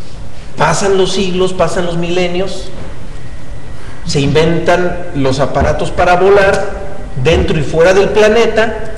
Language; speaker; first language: Spanish; native; Spanish